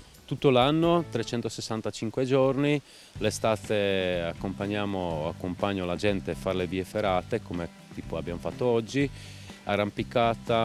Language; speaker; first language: Italian; non-native, fluent; Czech